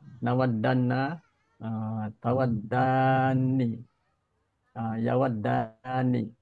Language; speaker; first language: Arabic; non-native, learner; Indonesian